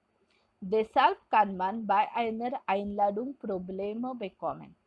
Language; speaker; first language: German; non-native, fluent; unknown